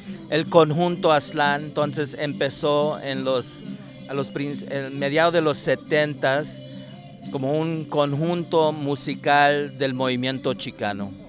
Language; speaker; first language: Spanish; native; Spanish